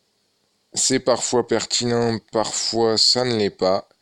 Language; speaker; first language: French; native; French